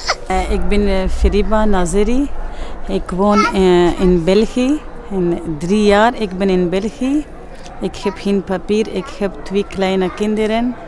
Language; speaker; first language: Dutch; non-native, learner; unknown